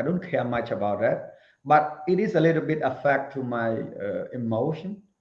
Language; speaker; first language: English; non-native, learner; Khmer